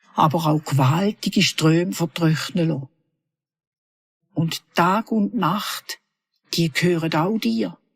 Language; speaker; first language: German; native; German